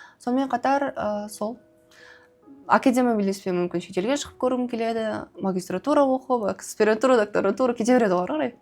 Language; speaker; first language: Kazakh; native; Kazakh